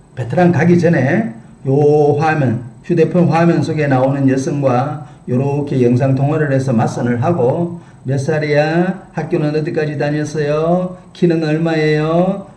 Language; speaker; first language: Korean; native; Korean